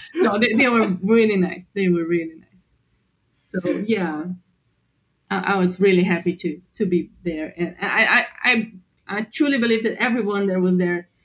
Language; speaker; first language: English; non-native, fluent; Portuguese